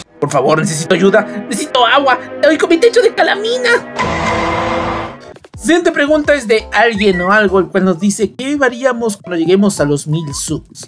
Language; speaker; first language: Spanish; native; Spanish